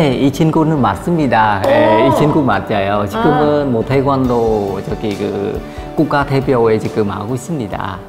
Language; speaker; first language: Korean; non-native, fluent; Khmer